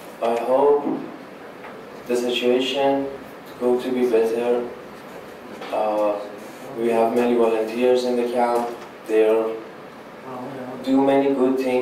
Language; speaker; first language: English; non-native, learner; Persian